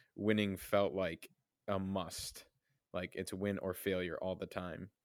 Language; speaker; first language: English; native; English